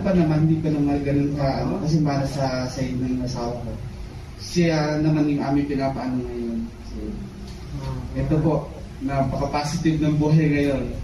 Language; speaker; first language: Filipino; native; Filipino